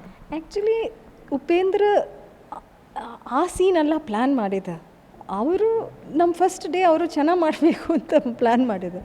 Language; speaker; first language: Kannada; early bilingual, heritage; English